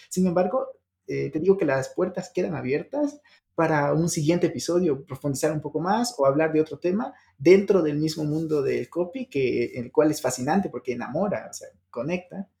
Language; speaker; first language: Spanish; native; Spanish